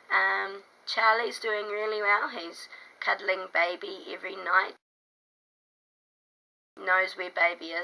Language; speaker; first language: English; native; English